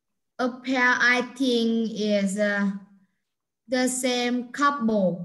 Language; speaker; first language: English; non-native, learner; Vietnamese